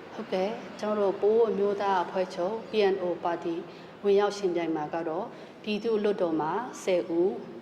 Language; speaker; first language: Burmese; non-native, local second language; Pa'o Karen